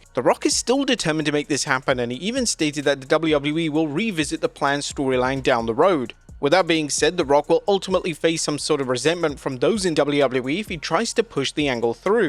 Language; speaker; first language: English; native; English